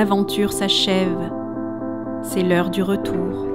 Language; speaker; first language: French; native; French